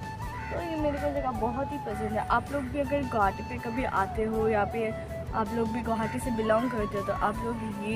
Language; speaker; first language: Hindi; non-native, local second language; Assamese